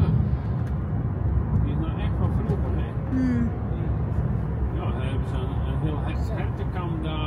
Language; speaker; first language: Dutch; native; Dutch